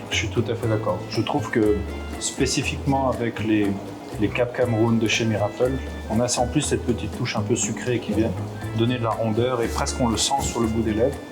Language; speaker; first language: French; native; French